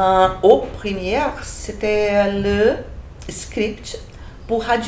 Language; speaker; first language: French; non-native, fluent; Portuguese